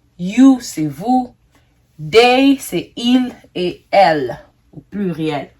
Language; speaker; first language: French; non-native, local second language; Lingala